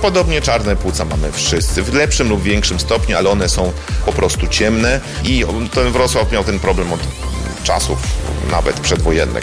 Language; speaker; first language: Polish; native; Polish